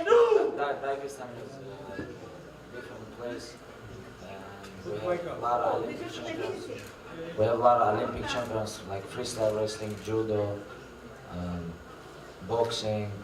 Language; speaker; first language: English; non-native, learner; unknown